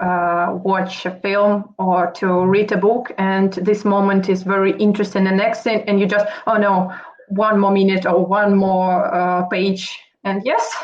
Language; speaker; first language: English; non-native, fluent; Russian